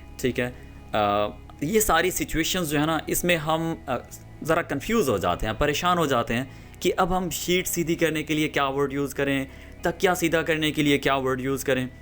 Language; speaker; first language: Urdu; native; Urdu